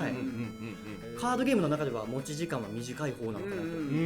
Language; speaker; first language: Japanese; native; Japanese